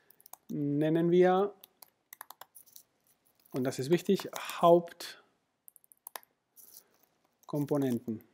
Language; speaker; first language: German; non-native, fluent; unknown